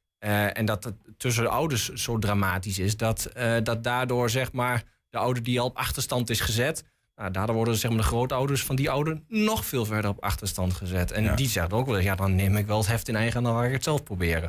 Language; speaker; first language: Dutch; native; Dutch